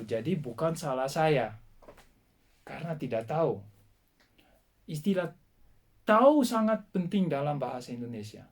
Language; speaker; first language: Indonesian; non-native, fluent; Dutch